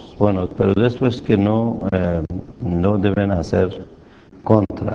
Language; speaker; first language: Spanish; non-native, fluent; Persian